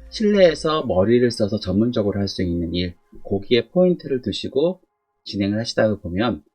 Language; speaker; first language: Korean; native; Korean